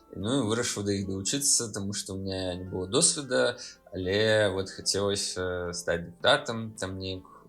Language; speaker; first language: Belarusian; non-native, local second language; Russian